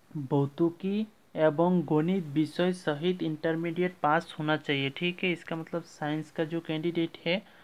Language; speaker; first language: Hindi; non-native, local second language; Bangla